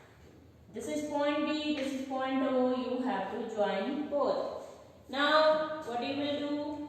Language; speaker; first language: English; non-native, local second language; Hindi